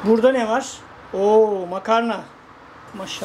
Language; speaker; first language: Turkish; native; Turkish